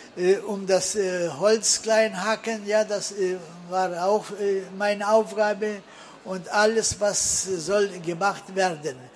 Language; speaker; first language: German; early bilingual, heritage; German